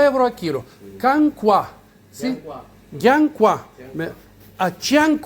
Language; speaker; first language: Italian; non-native, learner; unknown